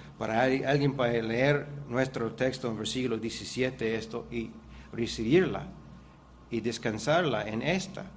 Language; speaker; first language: Spanish; non-native, fluent; English